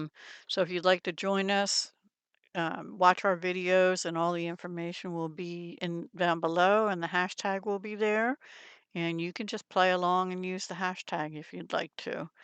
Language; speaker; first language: English; native; English